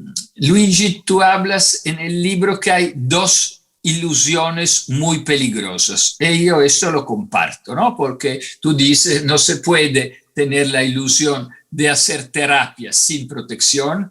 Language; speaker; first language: Spanish; non-native, fluent; Italian